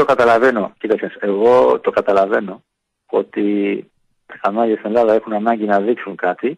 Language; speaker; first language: Greek; native; Greek